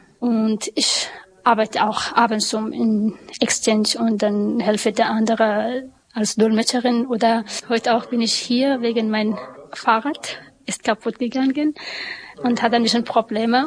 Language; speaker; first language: German; non-native, learner; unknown